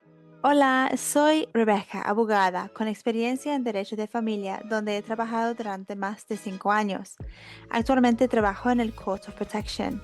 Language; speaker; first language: Spanish; non-native, fluent; English